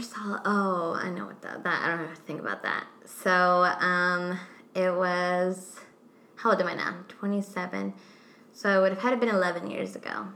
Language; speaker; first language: English; non-native, fluent; Spanish